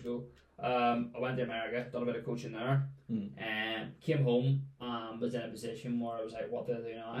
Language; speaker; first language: English; native; English